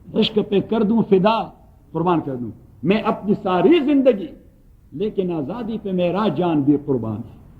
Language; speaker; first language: Urdu; non-native, local second language; Pashto